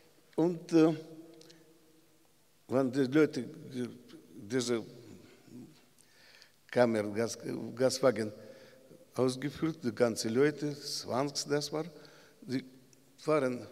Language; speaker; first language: German; non-native, learner; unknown